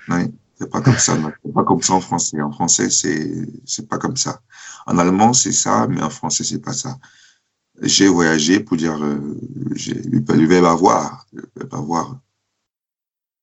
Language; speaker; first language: French; non-native, fluent; German